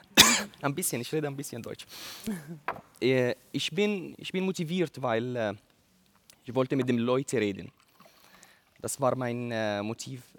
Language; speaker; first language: German; non-native, learner; Arabic